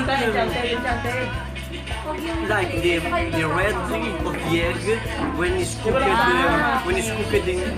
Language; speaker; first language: English; non-native, learner; Italian